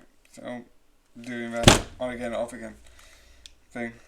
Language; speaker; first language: English; native; English